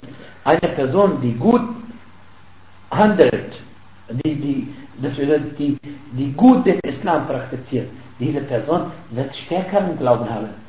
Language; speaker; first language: German; non-native, fluent; Arabic